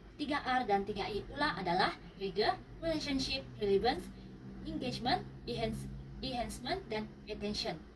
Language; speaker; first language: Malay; non-native, local second language; Central Dusun